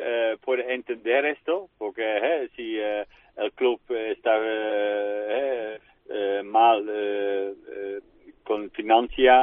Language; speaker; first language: Spanish; non-native, fluent; Dutch